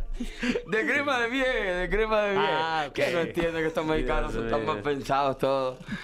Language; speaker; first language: Spanish; native; Spanish